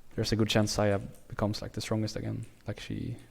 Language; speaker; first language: English; non-native, fluent; Swedish